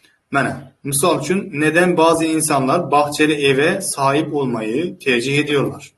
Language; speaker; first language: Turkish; non-native, fluent; Uzbek